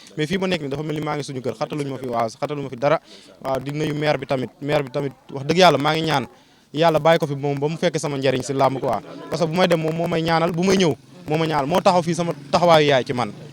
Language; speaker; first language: Wolof; non-native, local second language; Serer